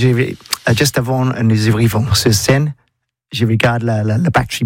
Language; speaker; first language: French; non-native, learner; English